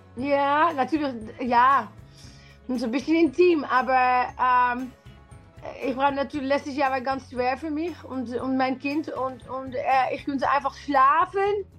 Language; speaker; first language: German; non-native, learner; Dutch